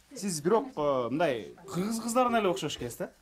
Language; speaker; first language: Kyrgyz; native; Kyrgyz